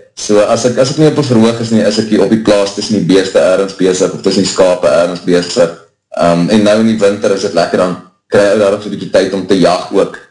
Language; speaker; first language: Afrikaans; native; Afrikaans